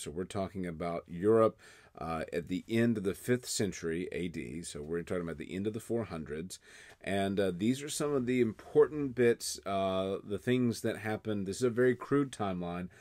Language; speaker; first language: English; native; English